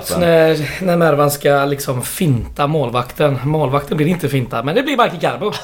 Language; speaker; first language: Swedish; native; Swedish